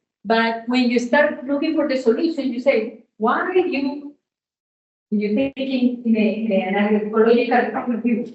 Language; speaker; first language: English; non-native, learner; Italian